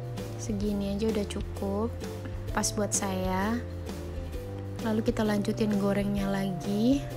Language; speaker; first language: Indonesian; native; Indonesian